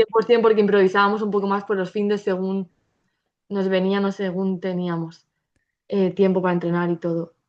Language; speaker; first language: Spanish; native; Spanish